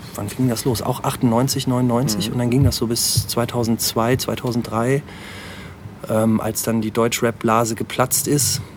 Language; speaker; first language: German; native; German